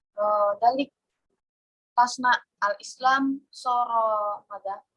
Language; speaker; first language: Arabic; non-native, learner; Indonesian